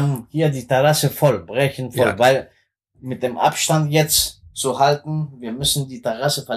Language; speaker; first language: German; non-native, fluent; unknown